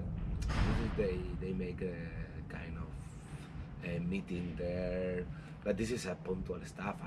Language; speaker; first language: English; non-native, learner; Spanish